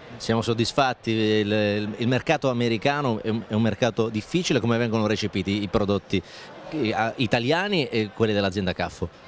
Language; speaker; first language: Italian; native; Italian